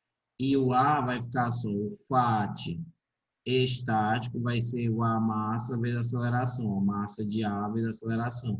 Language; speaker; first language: Portuguese; native; Portuguese